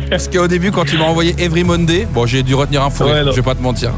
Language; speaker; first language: French; native; French